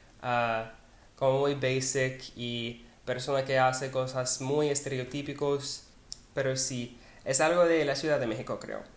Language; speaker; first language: Spanish; non-native, learner; English